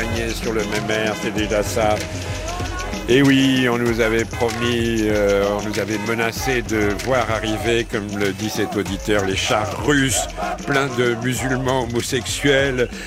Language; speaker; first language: French; native; French